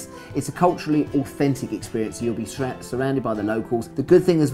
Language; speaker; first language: English; native; English